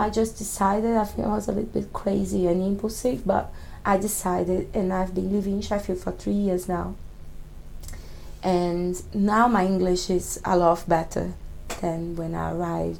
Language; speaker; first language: English; non-native, fluent; Portuguese